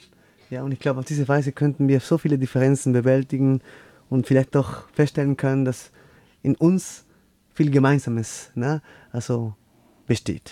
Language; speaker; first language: German; non-native, fluent; Spanish